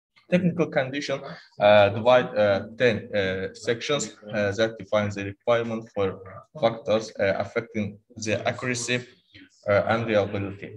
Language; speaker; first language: English; non-native, learner; Azerbaijani